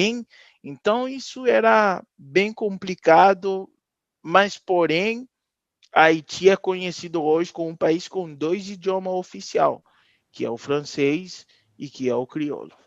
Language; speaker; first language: Portuguese; non-native, fluent; Haitian Creole